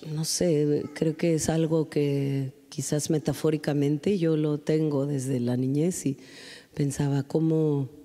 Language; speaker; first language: Spanish; native; Spanish